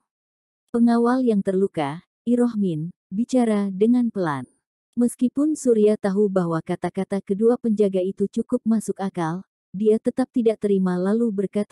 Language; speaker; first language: Indonesian; native; Indonesian